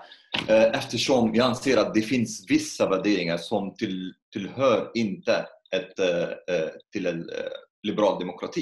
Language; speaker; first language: Swedish; non-native, fluent; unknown